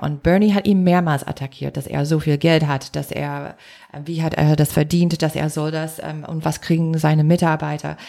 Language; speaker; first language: German; non-native, fluent; English